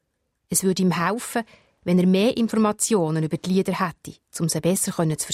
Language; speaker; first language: German; native; German